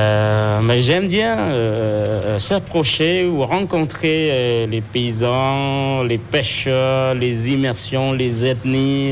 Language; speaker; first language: French; non-native, fluent; Khmer